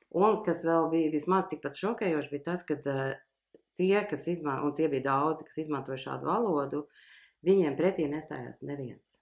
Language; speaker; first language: Latvian; early bilingual, heritage; Latvian